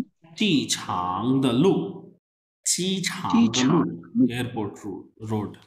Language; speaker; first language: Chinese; non-native, fluent; Urdu